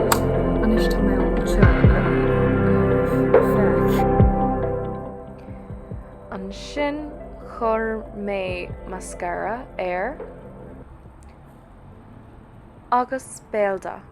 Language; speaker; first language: Irish; non-native, learner; English